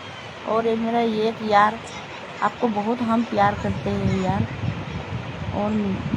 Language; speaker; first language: Hindi; non-native, local second language; Bangla